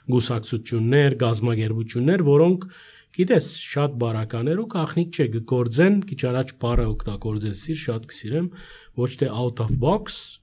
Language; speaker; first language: Armenian; native; Armenian